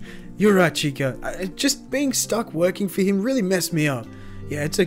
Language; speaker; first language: English; native; English